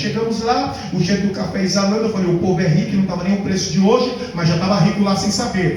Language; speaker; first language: Portuguese; native; Portuguese